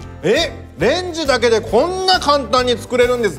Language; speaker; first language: Japanese; native; Japanese